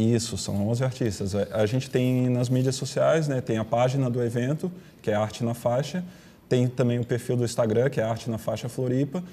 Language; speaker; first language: Portuguese; native; Portuguese